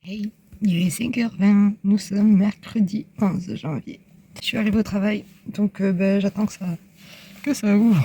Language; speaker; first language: French; native; French